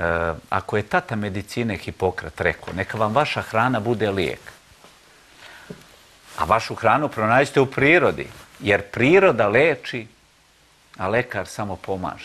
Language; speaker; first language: Croatian; native; Croatian